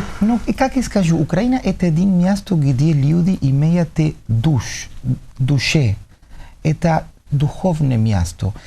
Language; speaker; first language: Russian; non-native, learner; Spanish